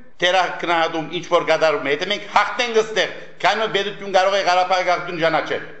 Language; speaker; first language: Armenian; early bilingual, heritage; Armenian